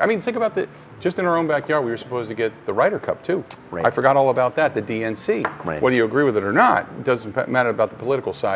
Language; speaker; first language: English; native; English